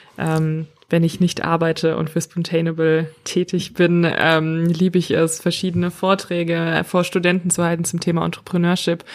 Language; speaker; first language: German; native; German